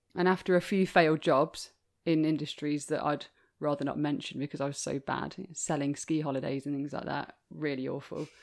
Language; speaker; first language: English; native; English